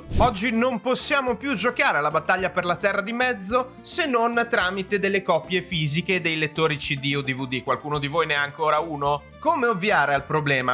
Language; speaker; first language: Italian; native; Italian